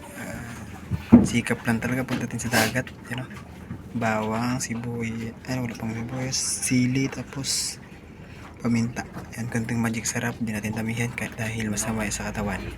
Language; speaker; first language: Filipino; native; Filipino